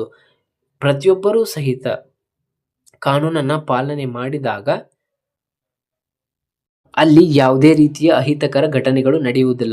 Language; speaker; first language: Kannada; native; Kannada